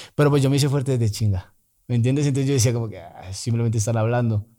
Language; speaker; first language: Spanish; native; Spanish